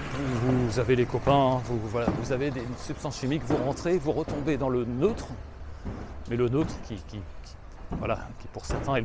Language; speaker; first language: French; native; French